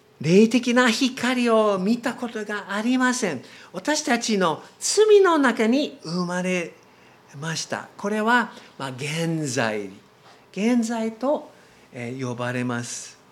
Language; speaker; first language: Japanese; non-native, learner; English